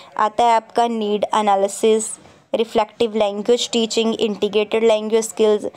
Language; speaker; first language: Hindi; non-native, local second language; Punjabi